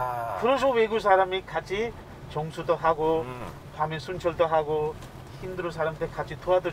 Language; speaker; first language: Korean; non-native, fluent; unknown